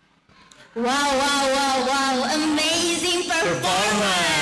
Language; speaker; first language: English; non-native, learner; Indonesian